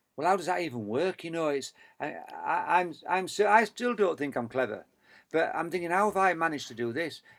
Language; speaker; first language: English; native; English